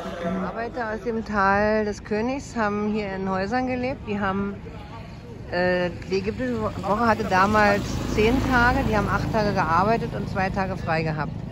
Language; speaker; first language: German; native; German